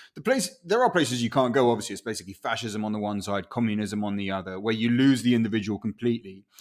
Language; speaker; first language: English; non-native, local second language; Spanish